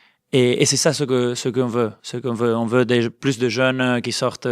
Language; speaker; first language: French; non-native, fluent; Spanish